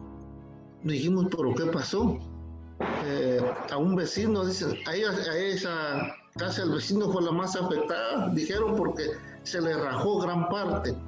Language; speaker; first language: Spanish; native; Spanish